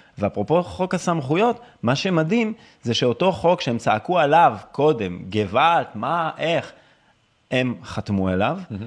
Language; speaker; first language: Hebrew; native; Hebrew